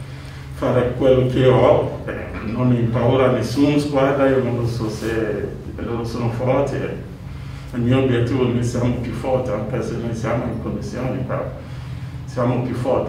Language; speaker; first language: Italian; non-native, learner; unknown